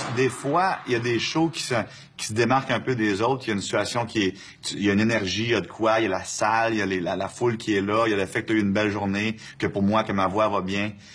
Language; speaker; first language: French; native; French